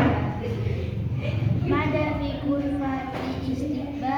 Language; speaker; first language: Arabic; non-native, learner; Indonesian